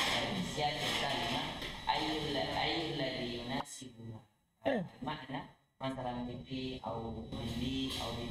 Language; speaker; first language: Arabic; non-native, learner; Indonesian